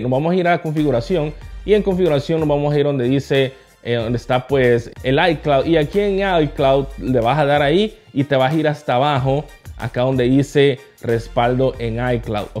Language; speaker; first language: Spanish; native; Spanish